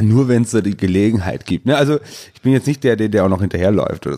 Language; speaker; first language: German; native; German